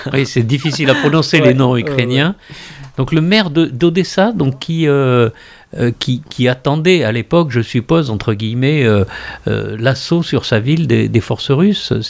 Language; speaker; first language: French; native; French